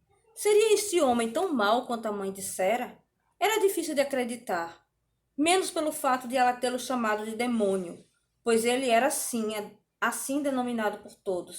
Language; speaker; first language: Portuguese; native; Portuguese